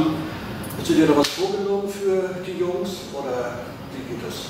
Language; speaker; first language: German; native; German